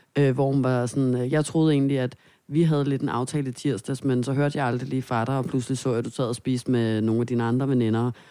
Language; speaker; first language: Danish; native; Danish